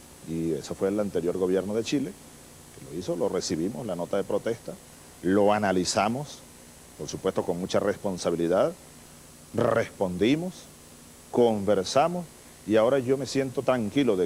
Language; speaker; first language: Spanish; native; Spanish